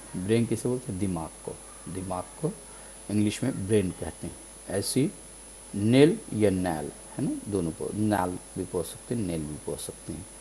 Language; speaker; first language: Urdu; native; Urdu